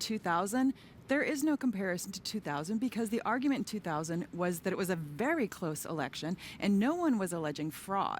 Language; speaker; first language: English; native; English